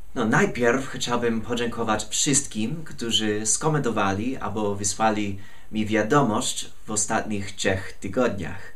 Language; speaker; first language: Polish; non-native, fluent; English